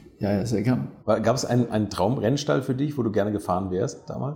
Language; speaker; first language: German; native; German